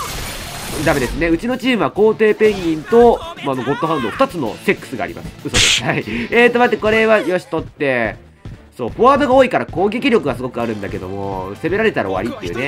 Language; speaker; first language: Japanese; native; Japanese